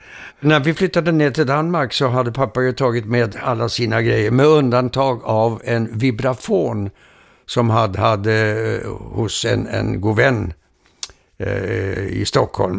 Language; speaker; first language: Swedish; early bilingual, heritage; Swedish